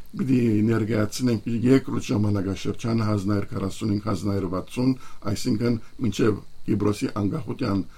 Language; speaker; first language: Armenian; native; Armenian